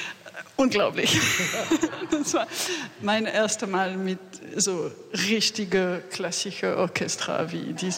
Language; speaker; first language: German; non-native, learner; French